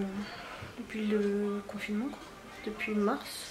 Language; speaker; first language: French; native; French